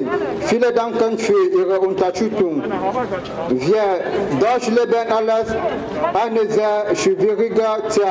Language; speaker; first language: German; non-native, fluent; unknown